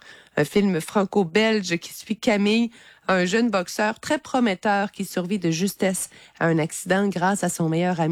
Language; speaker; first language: French; native; French